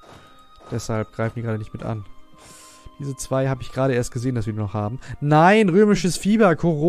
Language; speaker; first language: German; native; German